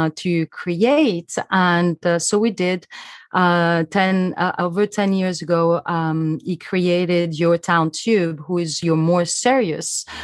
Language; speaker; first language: English; non-native, fluent; French